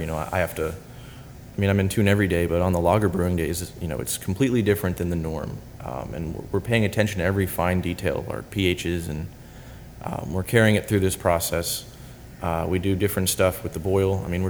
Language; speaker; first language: English; native; English